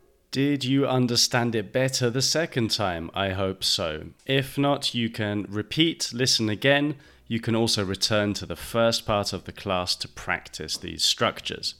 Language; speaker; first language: English; native; English